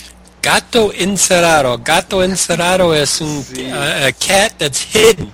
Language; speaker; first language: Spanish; non-native, learner; English